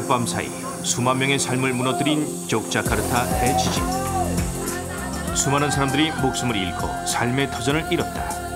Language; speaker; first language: Korean; native; Korean